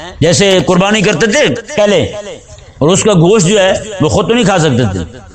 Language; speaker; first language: Urdu; non-native, local second language; Punjabi